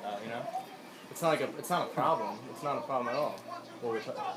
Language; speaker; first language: English; native; English